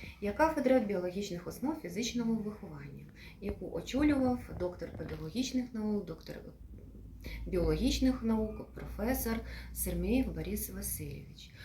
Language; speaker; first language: Ukrainian; native; Ukrainian